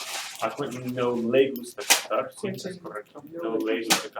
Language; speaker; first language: Spanish; non-native, fluent; English